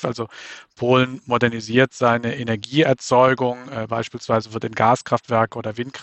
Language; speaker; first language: German; native; German